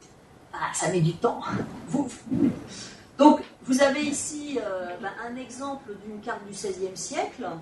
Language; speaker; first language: French; native; French